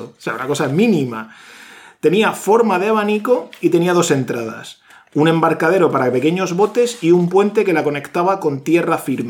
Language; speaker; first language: Spanish; native; Spanish